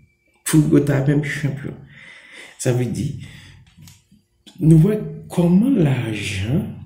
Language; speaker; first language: French; non-native, local second language; Haitian Creole